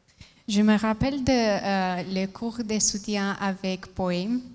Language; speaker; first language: French; non-native, fluent; Spanish